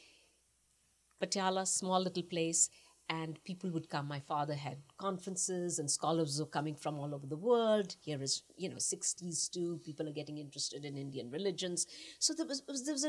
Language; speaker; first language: English; non-native, local second language; Punjabi